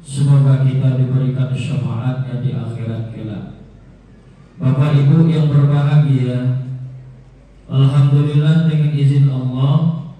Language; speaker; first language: Indonesian; non-native, local second language; Minangkabau